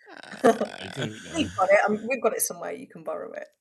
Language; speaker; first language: English; native; English